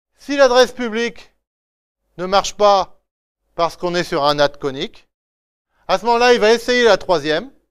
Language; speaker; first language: French; native; French